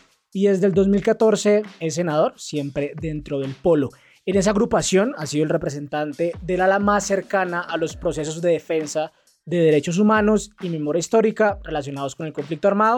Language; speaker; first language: Spanish; native; Spanish